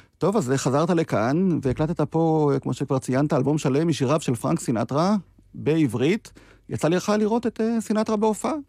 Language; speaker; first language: Hebrew; native; Hebrew